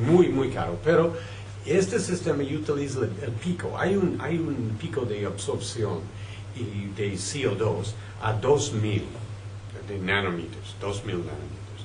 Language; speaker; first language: Spanish; non-native, fluent; French